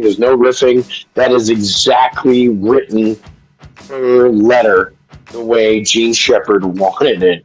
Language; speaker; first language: English; native; English